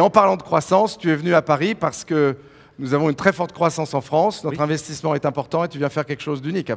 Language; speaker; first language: French; native; French